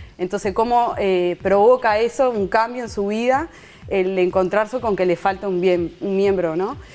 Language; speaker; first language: Spanish; native; Spanish